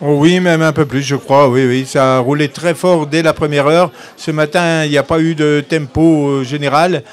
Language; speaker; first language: French; native; French